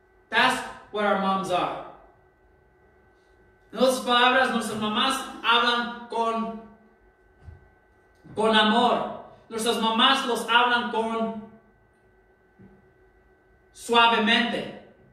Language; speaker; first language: Spanish; early bilingual, heritage; Spanish